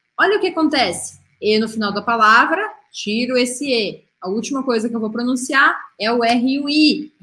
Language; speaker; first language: Portuguese; native; Portuguese